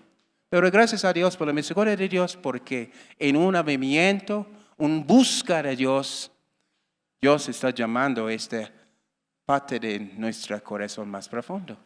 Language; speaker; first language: Spanish; non-native, learner; English